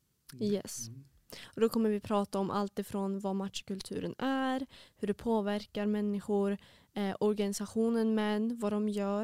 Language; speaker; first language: Swedish; native; Swedish